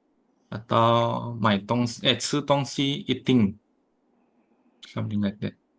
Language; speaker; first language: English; non-native, fluent; Indonesian